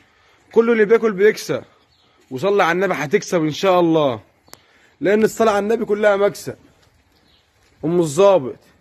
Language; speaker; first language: Arabic; native; Arabic